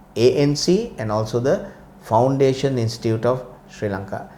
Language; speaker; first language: English; non-native, local second language; Sinhala